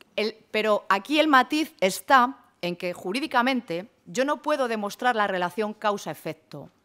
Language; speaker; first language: Spanish; native; Spanish